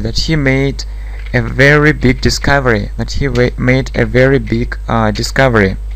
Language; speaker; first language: English; non-native, fluent; Russian